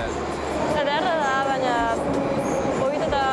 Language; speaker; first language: Basque; non-native, learner; Russian